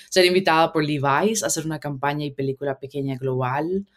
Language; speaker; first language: Spanish; early bilingual, heritage; Spanish